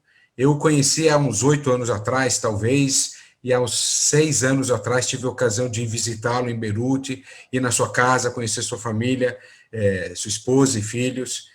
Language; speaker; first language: Portuguese; native; Portuguese